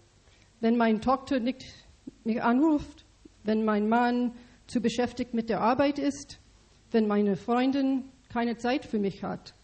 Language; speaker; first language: German; non-native, learner; English